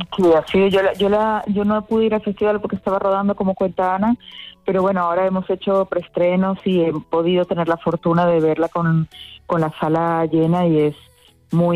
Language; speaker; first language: Spanish; native; Spanish